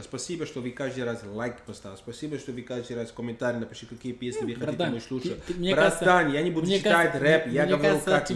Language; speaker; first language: Russian; non-native, learner; English